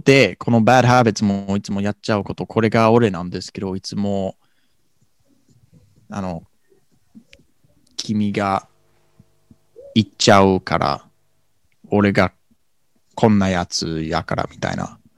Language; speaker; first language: Japanese; non-native, fluent; English